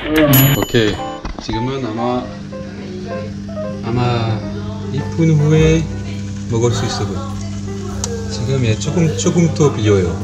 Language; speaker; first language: Korean; non-native, learner; French